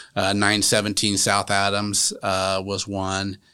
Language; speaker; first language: English; native; English